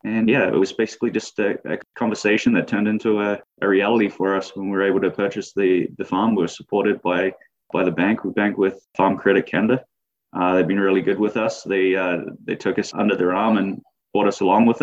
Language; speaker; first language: English; native; English